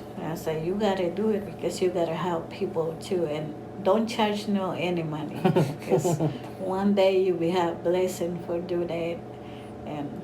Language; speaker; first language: English; non-native, learner; Spanish